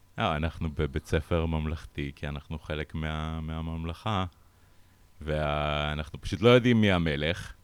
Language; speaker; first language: Hebrew; early bilingual, other home language; Russian